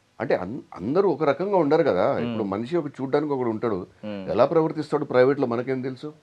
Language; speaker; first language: Telugu; non-native, local second language; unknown